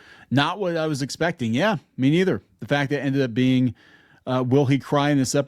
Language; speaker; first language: English; native; English